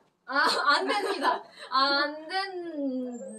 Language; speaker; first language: Korean; early bilingual, heritage; Korean